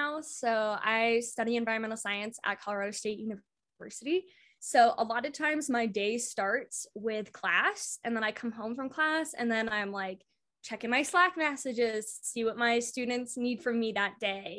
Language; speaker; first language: English; native; English